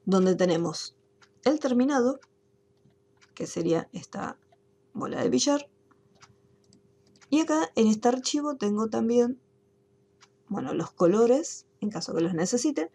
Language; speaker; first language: Spanish; native; Spanish